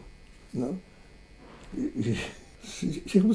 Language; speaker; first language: French; non-native, fluent; Portuguese